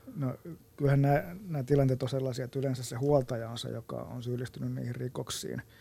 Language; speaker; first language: Finnish; native; Finnish